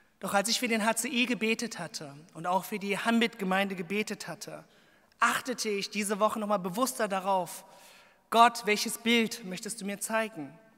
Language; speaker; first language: German; early bilingual, other home language; Korean